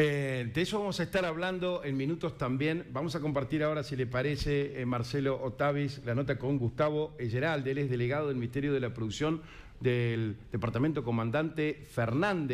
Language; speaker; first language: Spanish; native; Spanish